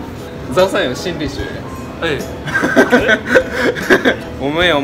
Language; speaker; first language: Chinese; non-native, fluent; Japanese